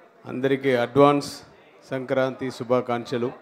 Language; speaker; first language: Telugu; non-native, fluent; Tamil